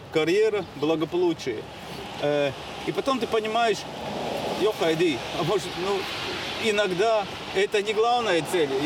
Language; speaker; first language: Russian; non-native, local second language; Latvian